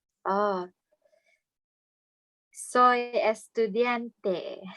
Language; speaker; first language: Spanish; non-native, learner; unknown